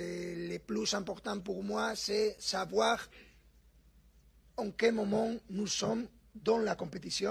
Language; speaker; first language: French; non-native, fluent; Spanish